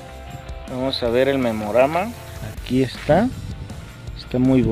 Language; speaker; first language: Spanish; native; Spanish